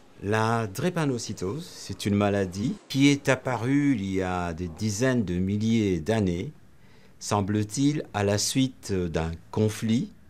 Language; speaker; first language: French; native; French